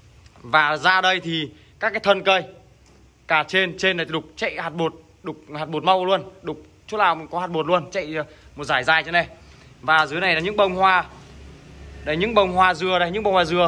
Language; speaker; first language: Vietnamese; native; Vietnamese